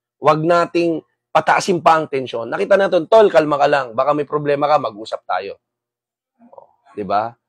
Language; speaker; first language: Filipino; non-native, local second language; Waray